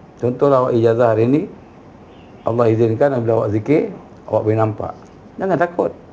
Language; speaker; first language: Malay; native; Malay